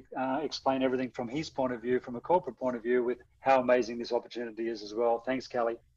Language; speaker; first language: English; native; English